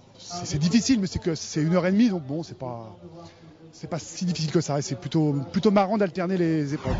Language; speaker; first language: French; native; French